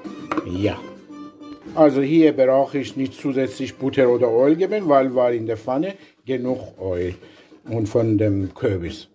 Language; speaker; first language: German; non-native, learner; Persian